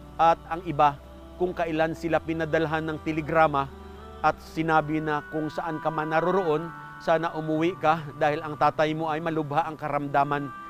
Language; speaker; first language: Filipino; non-native, local second language; Hiligaynon